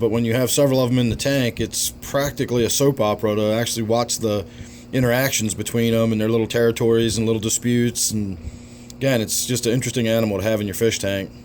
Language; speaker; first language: English; native; English